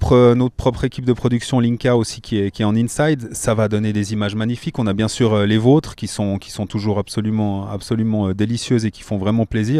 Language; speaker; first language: French; native; French